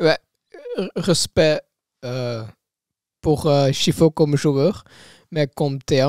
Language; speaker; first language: French; non-native, local second language; Dutch